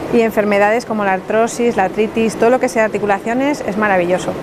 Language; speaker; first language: Spanish; early bilingual, heritage; French